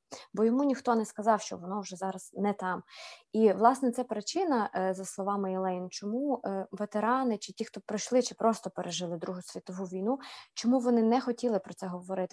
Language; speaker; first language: Ukrainian; native; Ukrainian